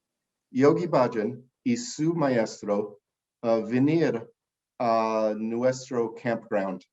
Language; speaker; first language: Spanish; non-native, learner; English